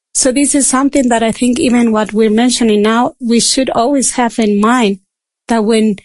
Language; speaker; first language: English; non-native, fluent; Spanish